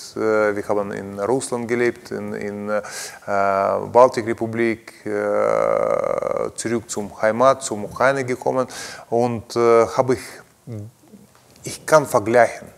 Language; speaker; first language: German; non-native, learner; Russian